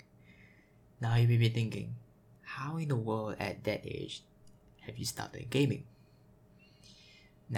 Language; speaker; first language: English; native; English